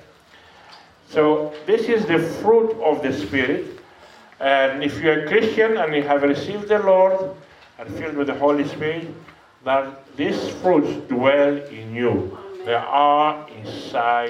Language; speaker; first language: English; non-native, fluent; Greek